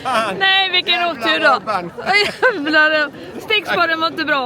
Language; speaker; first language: Swedish; native; Swedish